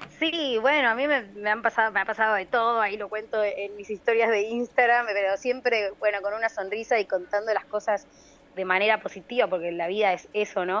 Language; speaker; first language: Spanish; native; Spanish